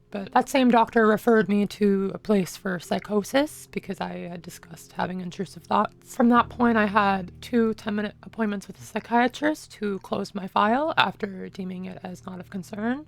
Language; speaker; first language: English; native; English